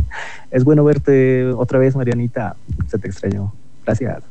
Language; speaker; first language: Spanish; native; Spanish